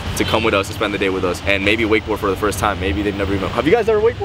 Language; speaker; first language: English; native; English